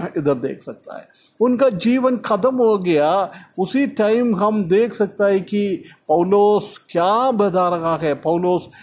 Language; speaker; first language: Hindi; non-native, local second language; Malayalam